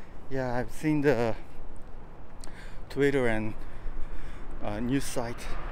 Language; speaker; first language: English; non-native, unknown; Japanese